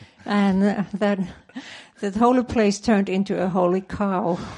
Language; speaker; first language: English; non-native, fluent; Finnish